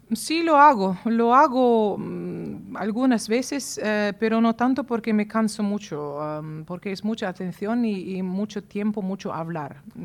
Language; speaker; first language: Spanish; non-native, fluent; Latvian